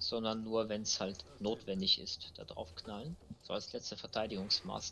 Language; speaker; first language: German; native; German